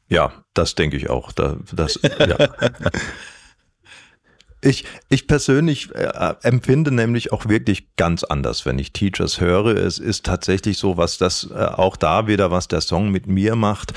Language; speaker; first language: German; native; German